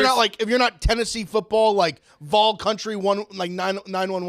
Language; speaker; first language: English; native; English